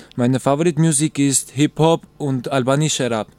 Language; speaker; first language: German; non-native, learner; Albanian